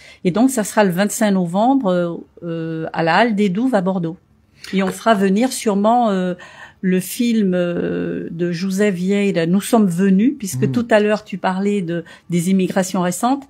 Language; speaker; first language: French; early bilingual, other home language; Portuguese